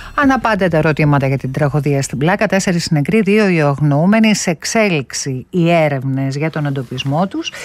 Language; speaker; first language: Greek; early bilingual, heritage; Greek